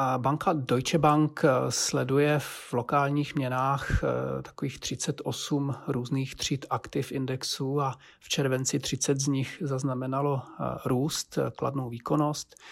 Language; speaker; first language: Czech; native; Czech